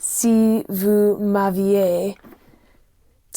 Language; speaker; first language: French; non-native, learner; English